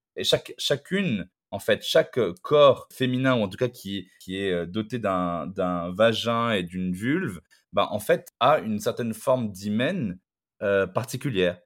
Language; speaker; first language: French; non-native, local second language; Arabic